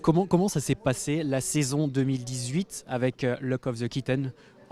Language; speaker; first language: French; native; French